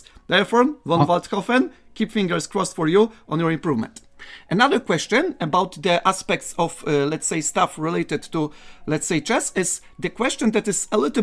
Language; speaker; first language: English; non-native, fluent; Polish